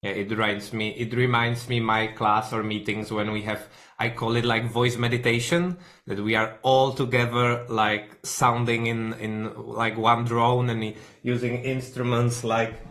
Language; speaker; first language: English; non-native, fluent; Czech